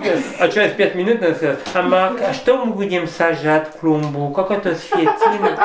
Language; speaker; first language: Russian; non-native, learner; French